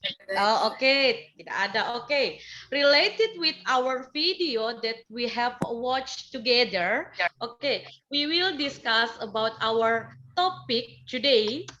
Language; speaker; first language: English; non-native, learner; Indonesian